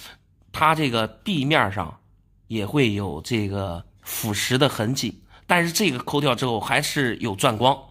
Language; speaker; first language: Chinese; native; Chinese